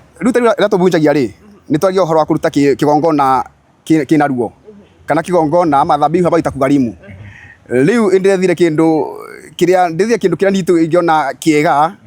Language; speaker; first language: Kikuyu; non-native, local second language; Embu